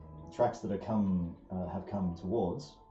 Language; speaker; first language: English; native; English